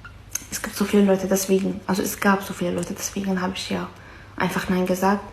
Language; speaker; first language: German; non-native, fluent; Arabic